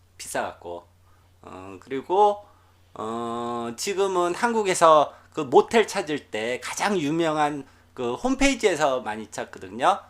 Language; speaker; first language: Korean; native; Korean